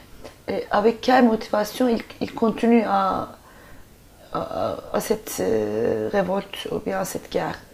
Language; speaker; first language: French; non-native, fluent; Turkish